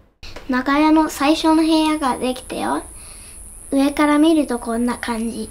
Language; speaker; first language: Japanese; native; Japanese